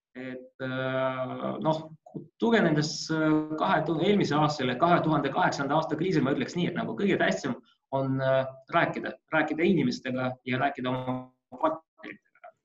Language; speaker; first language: Estonian; non-native, local second language; Russian